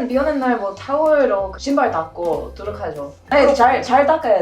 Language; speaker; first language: Korean; non-native, fluent; English